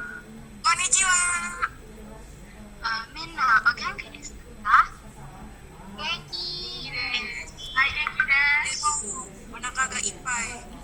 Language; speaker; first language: Japanese; non-native, learner; Indonesian